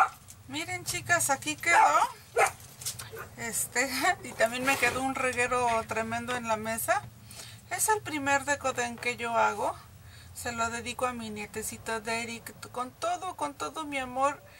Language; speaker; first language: Spanish; native; Spanish